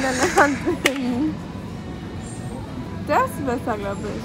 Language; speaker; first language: German; non-native, learner; Spanish